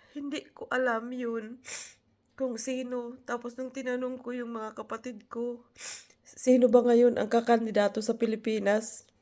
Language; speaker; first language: Filipino; non-native, local second language; Cebuano